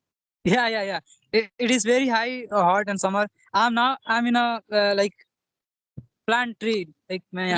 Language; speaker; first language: English; non-native, learner; Hindi